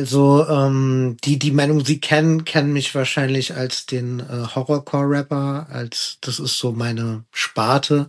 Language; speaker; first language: German; early bilingual, other home language; Persian